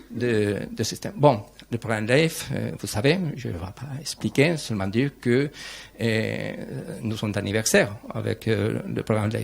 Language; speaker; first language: French; non-native, learner; Spanish